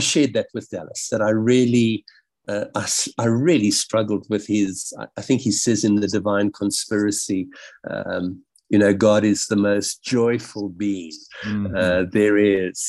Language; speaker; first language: English; native; English